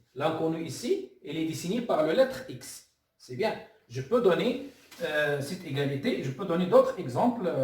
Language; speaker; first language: French; non-native, local second language; Arabic